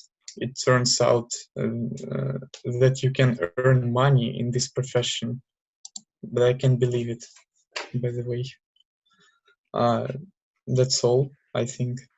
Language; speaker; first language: English; non-native, learner; Russian